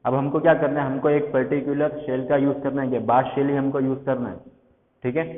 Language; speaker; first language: Hindi; non-native, local second language; Gujarati